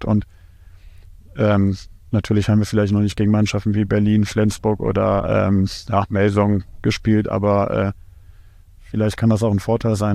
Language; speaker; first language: German; native; German